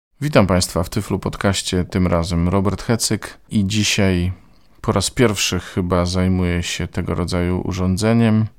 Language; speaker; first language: Polish; native; Polish